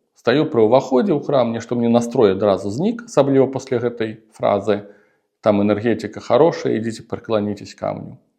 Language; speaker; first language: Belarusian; non-native, local second language; Russian